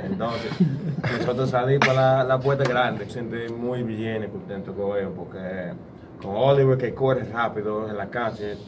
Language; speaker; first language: Spanish; non-native, learner; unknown